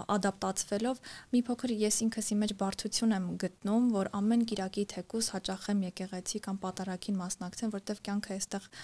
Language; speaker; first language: Armenian; native; Armenian